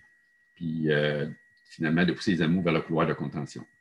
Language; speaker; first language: French; native; French